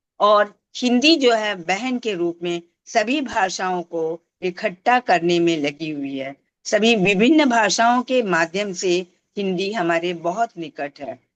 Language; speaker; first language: Hindi; non-native, local second language; Tamil